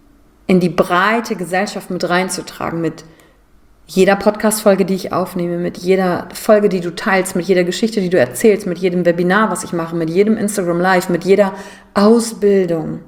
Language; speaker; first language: German; native; German